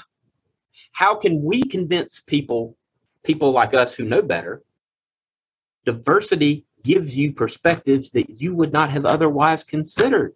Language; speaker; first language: English; native; English